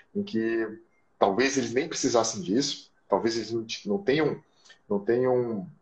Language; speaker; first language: Portuguese; native; Portuguese